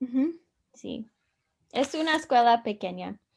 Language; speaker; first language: Spanish; non-native, learner; English